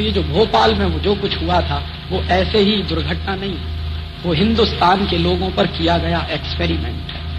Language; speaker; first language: Hindi; native; Hindi